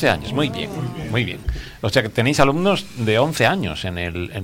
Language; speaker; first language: Spanish; native; Spanish